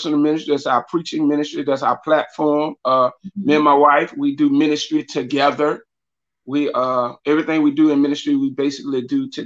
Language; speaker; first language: English; native; English